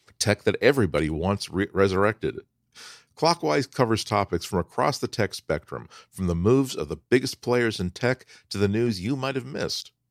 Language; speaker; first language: English; native; English